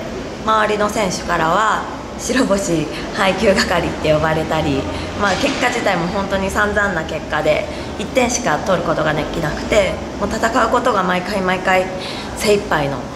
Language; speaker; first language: Japanese; native; Japanese